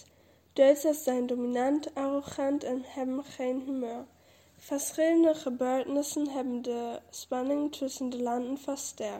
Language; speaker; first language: Dutch; non-native, learner; German